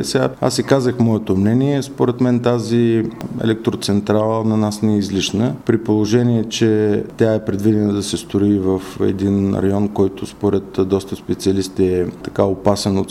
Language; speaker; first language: Bulgarian; native; Bulgarian